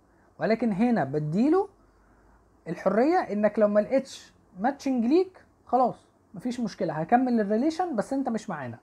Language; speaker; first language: Arabic; native; Arabic